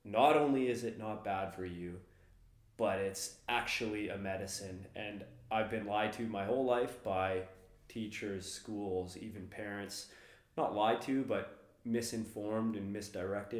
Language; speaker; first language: English; native; English